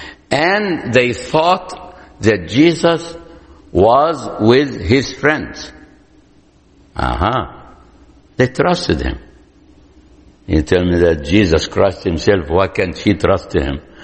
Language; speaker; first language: English; non-native, fluent; Arabic